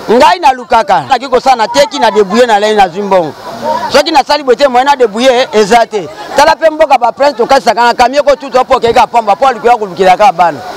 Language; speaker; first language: Lingala; native; Lingala